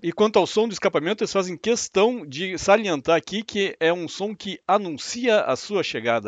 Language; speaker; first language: Portuguese; native; Portuguese